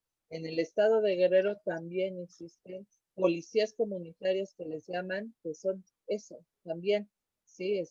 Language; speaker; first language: Spanish; native; Spanish